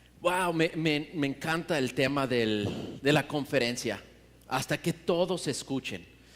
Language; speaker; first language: Spanish; early bilingual, heritage; Spanish